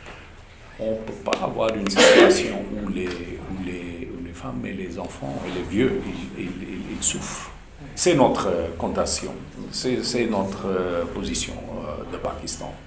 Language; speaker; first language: French; non-native, fluent; Urdu